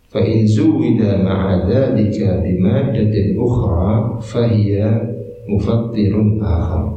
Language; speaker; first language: Arabic; non-native, fluent; Indonesian